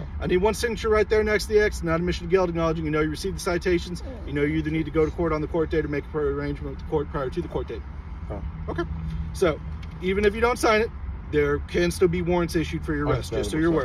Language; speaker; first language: English; native; English